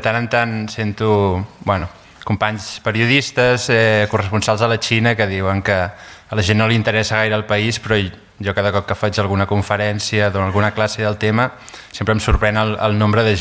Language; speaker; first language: Catalan; native; Catalan